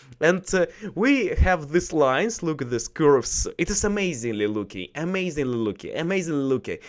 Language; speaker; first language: English; non-native, learner; Russian